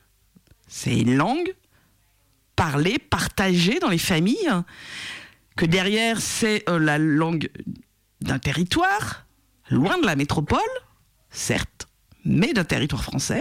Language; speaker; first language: French; native; French